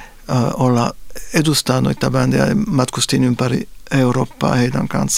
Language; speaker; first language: Finnish; non-native, fluent; Spanish